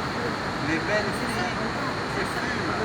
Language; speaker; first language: French; non-native, fluent; Portuguese